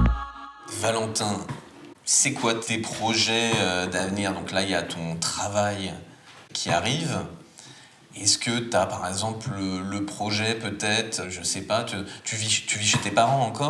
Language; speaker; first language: French; native; French